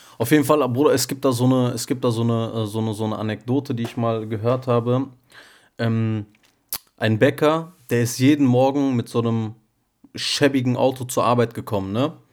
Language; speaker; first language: German; early bilingual, other home language; Turkish